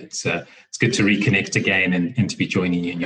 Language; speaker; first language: English; native; English